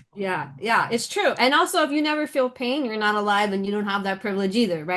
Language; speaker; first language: English; native; English